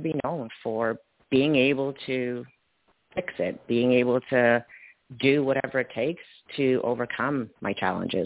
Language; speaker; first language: English; non-native, fluent; Polish